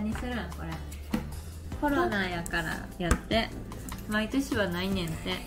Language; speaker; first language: Japanese; native; Japanese